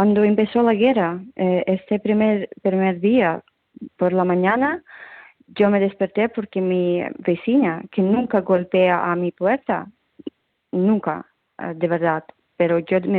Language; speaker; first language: Spanish; non-native, fluent; Ukrainian